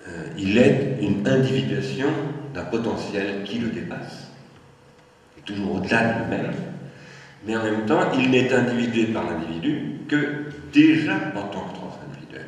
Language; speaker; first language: French; native; French